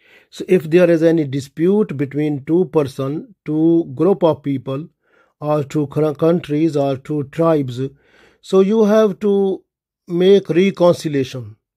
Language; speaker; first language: English; non-native, local second language; Urdu